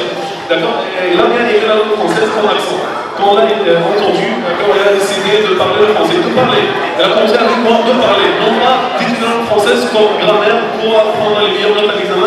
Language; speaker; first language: French; non-native, fluent; Arabic